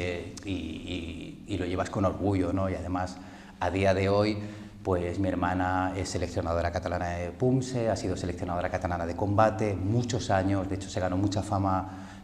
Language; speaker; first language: Spanish; early bilingual, other home language; Korean